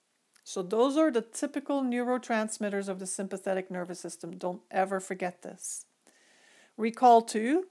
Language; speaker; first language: English; native; English